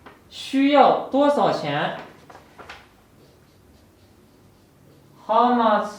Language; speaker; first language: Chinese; non-native, fluent; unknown